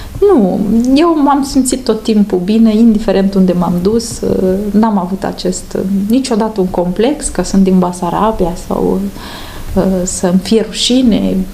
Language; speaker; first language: Romanian; native; Romanian